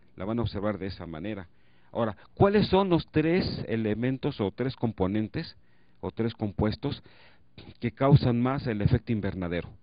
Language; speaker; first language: Spanish; native; Spanish